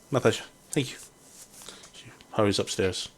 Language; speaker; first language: English; native; English